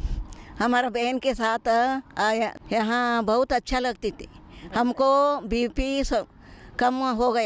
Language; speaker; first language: Hindi; non-native, local second language; Kannada